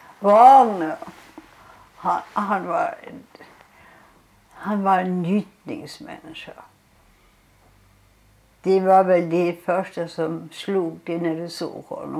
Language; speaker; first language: Swedish; non-native, fluent; German